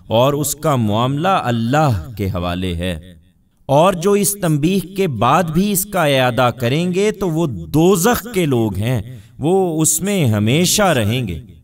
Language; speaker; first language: Urdu; non-native, local second language; Punjabi